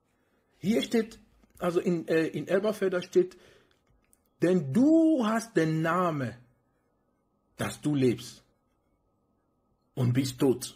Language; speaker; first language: German; non-native, fluent; French